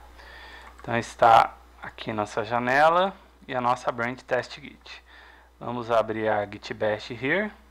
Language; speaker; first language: Portuguese; native; Portuguese